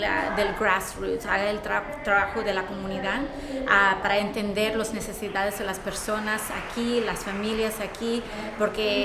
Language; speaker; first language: Spanish; early bilingual, heritage; Spanish